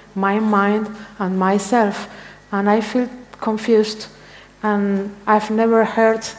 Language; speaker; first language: English; non-native, fluent; Spanish